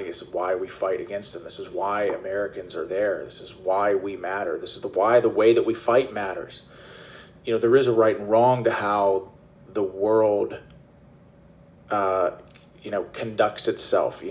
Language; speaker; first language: English; native; English